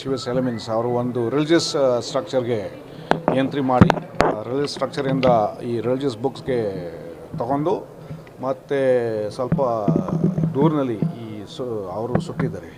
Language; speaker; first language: Kannada; non-native, fluent; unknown